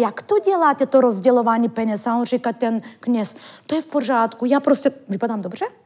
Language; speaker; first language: Czech; non-native, fluent; Turkish